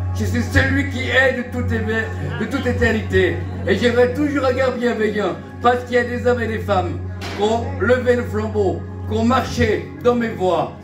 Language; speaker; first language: French; early bilingual, other home language; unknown